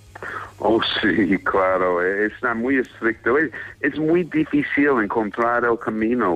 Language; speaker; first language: Spanish; non-native, fluent; English